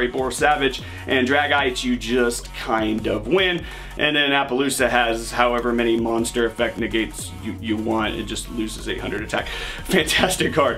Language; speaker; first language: English; native; English